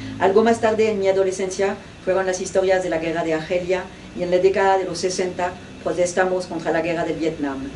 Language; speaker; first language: Spanish; non-native, fluent; French